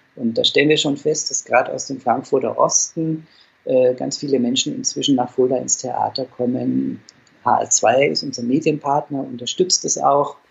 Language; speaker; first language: German; native; German